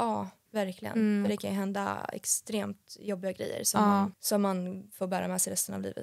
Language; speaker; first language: Swedish; native; Swedish